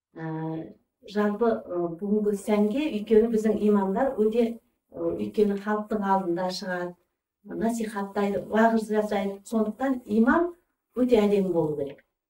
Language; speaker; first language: Kazakh; early bilingual, heritage; Kazakh